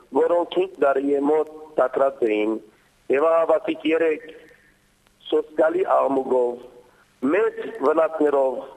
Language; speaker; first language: Armenian; native; Armenian